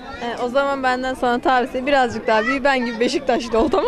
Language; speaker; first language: Turkish; native; Turkish